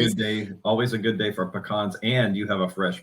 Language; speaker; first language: English; native; English